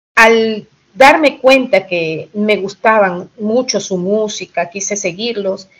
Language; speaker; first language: Spanish; early bilingual, heritage; Spanish